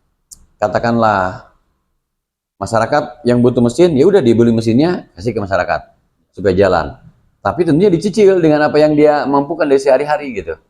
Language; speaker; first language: Indonesian; non-native, local second language; Sundanese